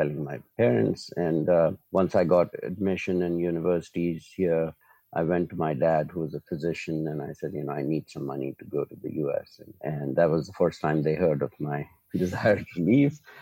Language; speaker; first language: English; non-native, local second language; Urdu